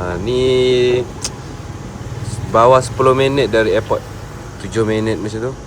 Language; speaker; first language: Malay; native; Malay